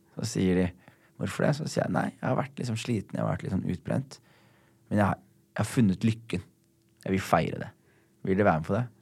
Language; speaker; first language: Norwegian; early bilingual, other home language; Somali